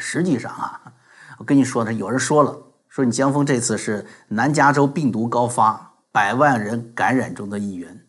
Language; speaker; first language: Chinese; native; Chinese